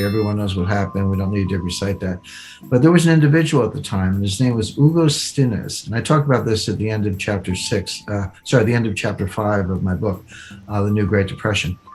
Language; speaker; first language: English; native; English